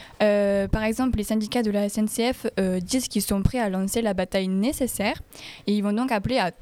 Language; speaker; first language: French; native; French